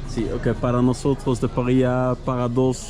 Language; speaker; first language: Spanish; non-native, learner; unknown